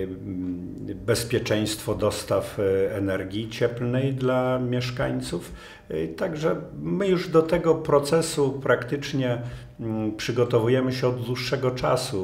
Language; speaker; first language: Polish; native; Polish